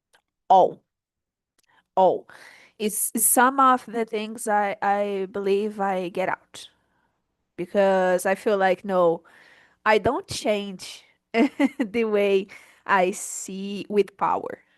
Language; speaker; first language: English; non-native, learner; Portuguese